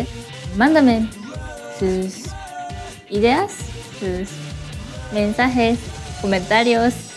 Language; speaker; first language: Spanish; non-native, learner; Japanese